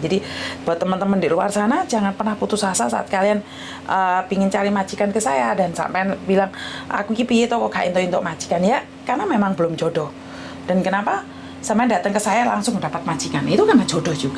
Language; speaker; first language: Indonesian; non-native, local second language; Javanese